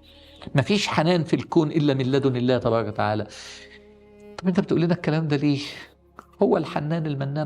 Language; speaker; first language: Arabic; native; Arabic